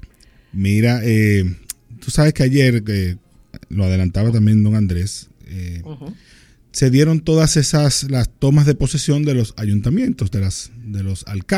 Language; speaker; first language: Spanish; native; Spanish